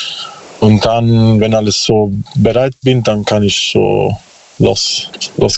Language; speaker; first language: German; non-native, learner; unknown